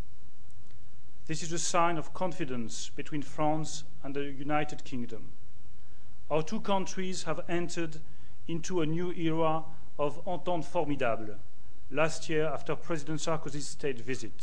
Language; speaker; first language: English; non-native, fluent; French